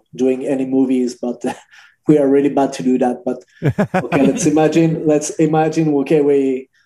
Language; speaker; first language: English; non-native, learner; French